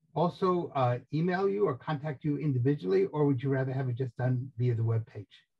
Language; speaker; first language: English; native; English